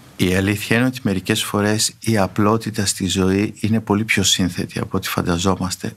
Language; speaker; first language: Greek; native; Greek